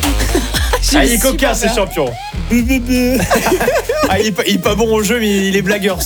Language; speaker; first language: French; native; French